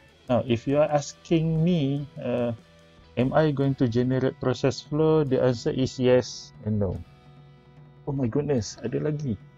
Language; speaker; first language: English; non-native, local second language; Malay